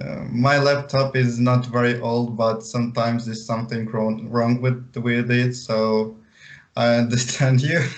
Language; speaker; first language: English; non-native, learner; Ukrainian